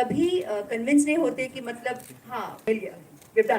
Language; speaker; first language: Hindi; non-native, local second language; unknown